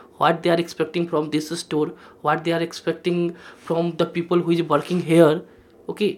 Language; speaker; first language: English; non-native, local second language; Hindi